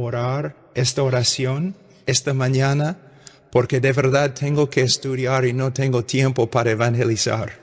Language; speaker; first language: Spanish; non-native, fluent; English